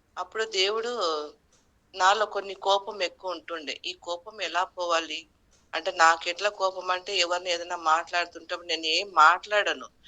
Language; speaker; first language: Telugu; non-native, local second language; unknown